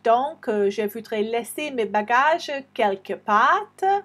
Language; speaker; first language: French; non-native, fluent; English